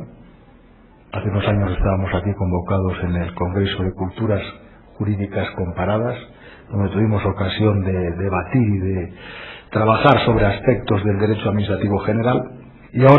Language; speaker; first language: Spanish; native; Spanish